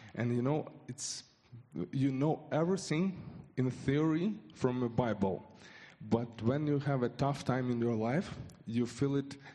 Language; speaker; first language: English; non-native, fluent; Ukrainian